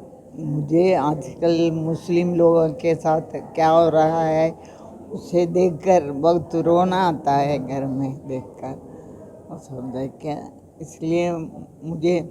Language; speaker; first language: Hindi; non-native, local second language; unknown